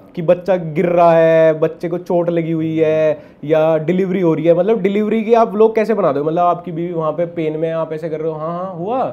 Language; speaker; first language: Hindi; native; Hindi